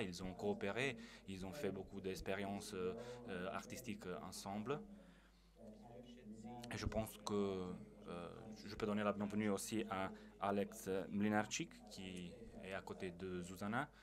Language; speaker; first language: French; non-native, fluent; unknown